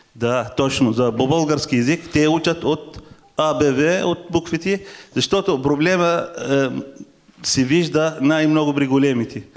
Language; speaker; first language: Bulgarian; non-native, fluent; Arabic